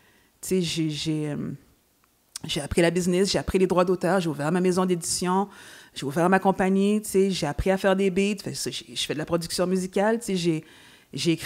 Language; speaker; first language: French; native; French